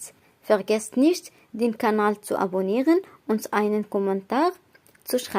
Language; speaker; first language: German; non-native, fluent; Arabic